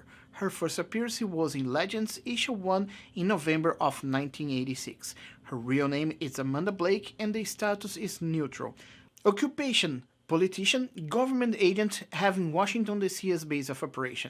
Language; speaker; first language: English; non-native, fluent; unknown